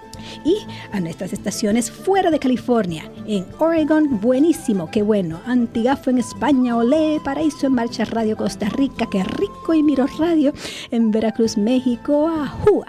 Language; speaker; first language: Spanish; native; Spanish